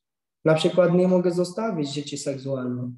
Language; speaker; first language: Polish; non-native, learner; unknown